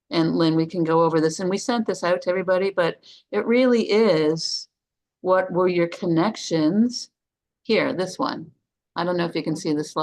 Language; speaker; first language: English; native; English